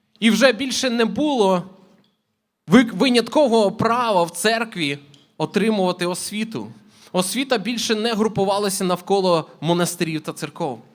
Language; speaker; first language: Ukrainian; native; Ukrainian